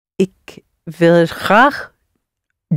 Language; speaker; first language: Dutch; non-native, learner; English